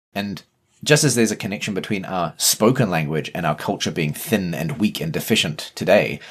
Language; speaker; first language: English; native; English